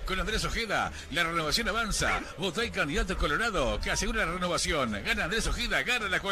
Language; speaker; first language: Spanish; native; Spanish